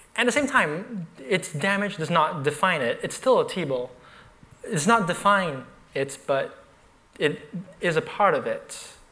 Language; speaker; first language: English; native; English